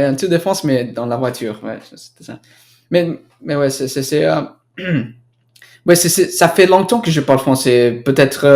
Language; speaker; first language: French; non-native, learner; Spanish